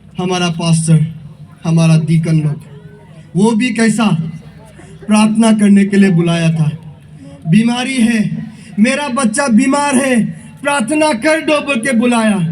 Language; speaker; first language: Hindi; non-native, local second language; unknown